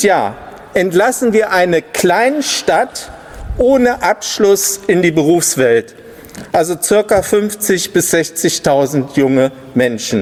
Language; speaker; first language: German; native; German